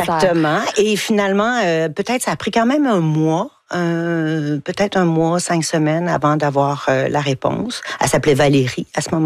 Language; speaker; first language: French; native; French